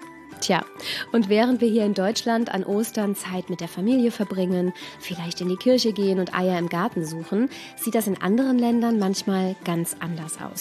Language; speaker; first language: German; native; German